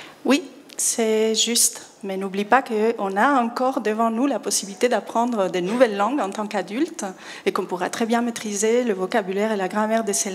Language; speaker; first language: French; non-native, fluent; Spanish